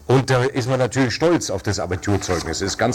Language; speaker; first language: German; native; German